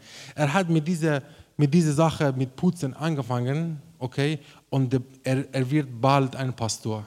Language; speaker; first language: German; non-native, learner; Persian